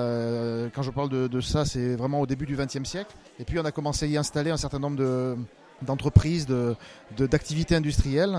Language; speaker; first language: French; native; French